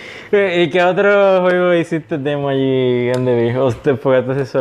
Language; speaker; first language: Spanish; native; Spanish